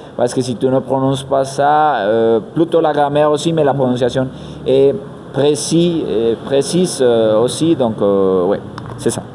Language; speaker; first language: French; non-native, fluent; Spanish